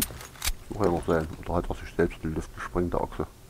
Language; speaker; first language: German; native; German